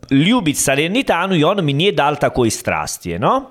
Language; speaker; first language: Russian; non-native, learner; Italian